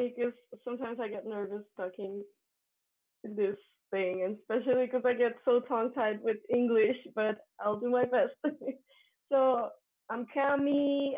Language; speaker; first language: English; non-native, fluent; Spanish